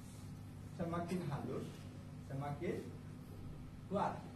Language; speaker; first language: Indonesian; non-native, fluent; Bangla